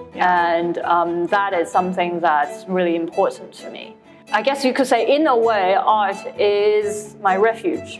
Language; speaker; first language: English; non-native, fluent; Chinese